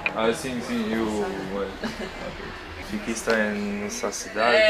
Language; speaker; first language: Portuguese; non-native, learner; French